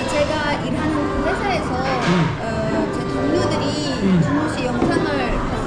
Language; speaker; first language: Korean; non-native, fluent; Armenian